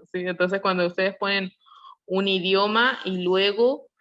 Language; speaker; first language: Spanish; non-native, learner; Korean